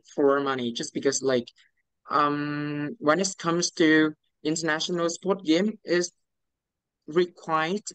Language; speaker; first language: English; non-native, learner; Vietnamese